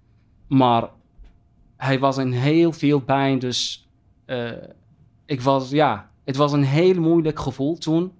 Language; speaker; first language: Dutch; non-native, fluent; Arabic